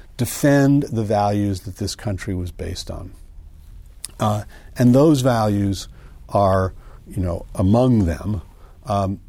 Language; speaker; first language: English; native; English